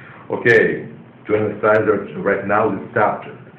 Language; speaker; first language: English; non-native, learner; Greek